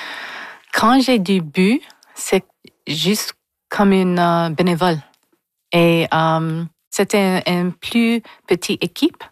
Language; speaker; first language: French; non-native, local second language; English